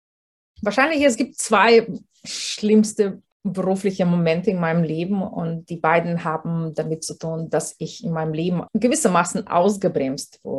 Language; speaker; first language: German; non-native, fluent; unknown